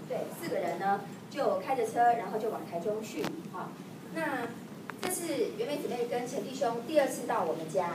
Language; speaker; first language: Chinese; native; Chinese